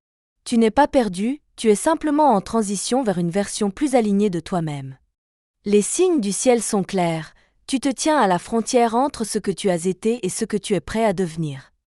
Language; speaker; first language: French; native; French